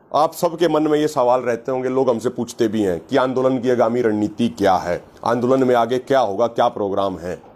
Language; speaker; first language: Hindi; native; Hindi